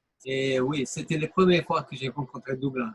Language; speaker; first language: French; non-native, fluent; English